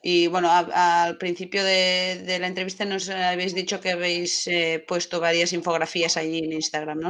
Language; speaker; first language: Spanish; non-native, local second language; Catalan